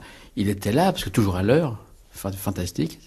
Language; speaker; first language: French; native; French